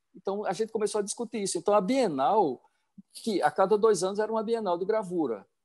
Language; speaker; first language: Portuguese; native; Portuguese